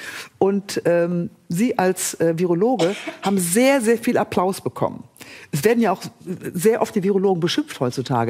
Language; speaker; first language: German; native; German